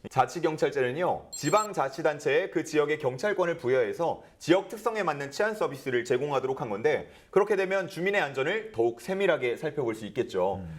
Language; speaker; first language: Korean; native; Korean